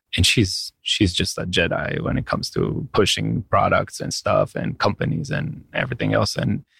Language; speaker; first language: English; non-native, fluent; Hebrew